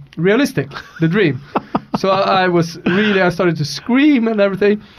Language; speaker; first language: English; non-native, fluent; Swedish